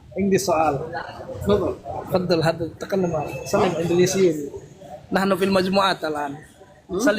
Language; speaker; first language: Arabic; non-native, learner; Indonesian